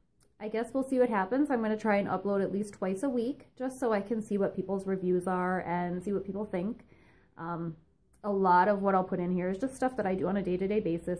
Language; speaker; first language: English; native; English